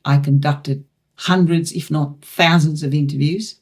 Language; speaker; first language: English; native; English